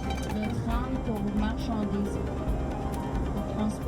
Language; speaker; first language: French; non-native, fluent; Persian